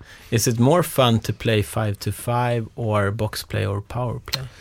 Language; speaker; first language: English; non-native, fluent; Swedish